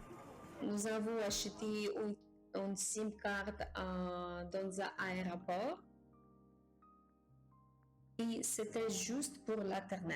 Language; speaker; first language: French; non-native, learner; Japanese